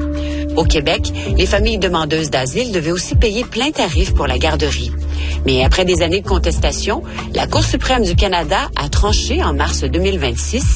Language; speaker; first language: French; native; French